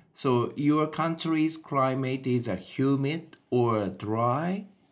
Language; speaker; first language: English; non-native, learner; Japanese